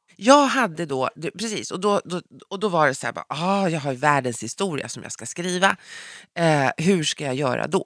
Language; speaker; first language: Swedish; native; Swedish